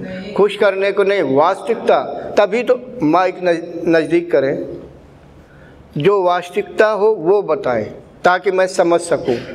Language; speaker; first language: Hindi; native; Hindi